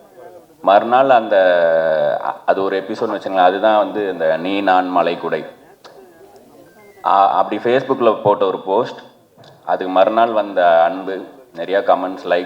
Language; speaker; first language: Tamil; native; Tamil